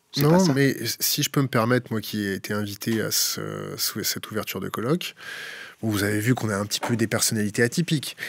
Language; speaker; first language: French; native; French